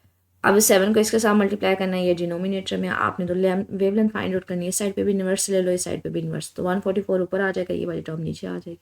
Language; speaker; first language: Hindi; non-native, local second language; Punjabi